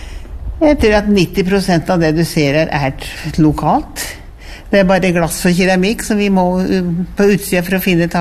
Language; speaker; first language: Norwegian; native; Norwegian